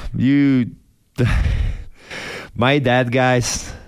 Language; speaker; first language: English; non-native, fluent; Czech